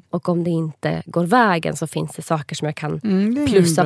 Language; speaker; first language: Swedish; native; Swedish